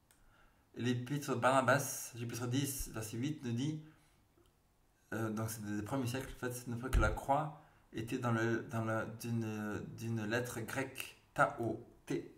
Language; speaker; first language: French; native; French